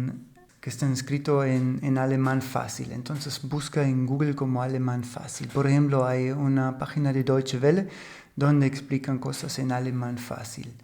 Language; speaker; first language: Spanish; non-native, fluent; German